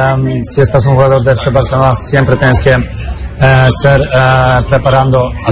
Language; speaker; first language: Spanish; non-native, learner; Polish